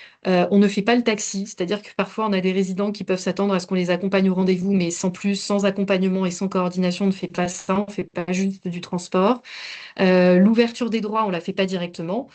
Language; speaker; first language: French; native; French